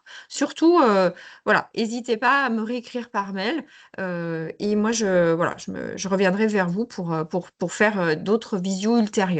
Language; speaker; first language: French; native; French